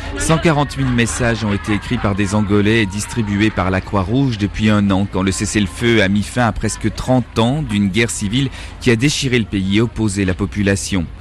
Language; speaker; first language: French; native; French